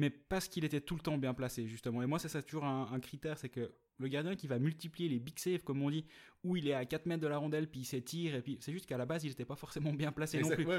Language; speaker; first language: French; native; French